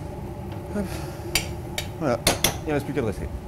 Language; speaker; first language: French; native; French